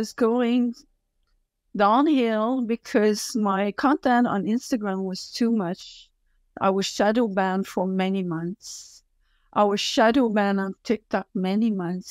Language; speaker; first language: English; non-native, fluent; French